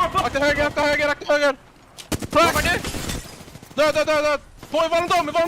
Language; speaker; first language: Swedish; native; Swedish